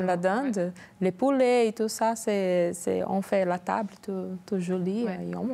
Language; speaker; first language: French; non-native, learner; Portuguese